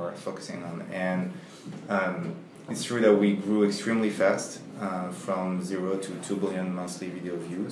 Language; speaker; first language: English; non-native, fluent; French